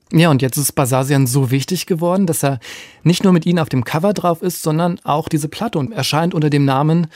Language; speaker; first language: German; native; German